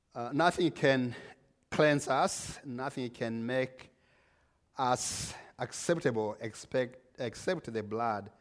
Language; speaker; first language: English; non-native, local second language; Kinyarwanda